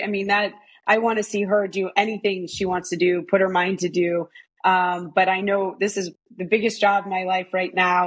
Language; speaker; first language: English; native; English